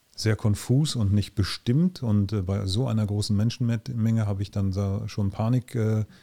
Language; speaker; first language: German; native; German